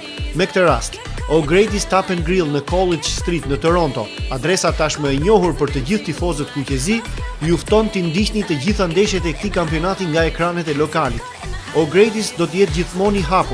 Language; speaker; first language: Albanian; native; Albanian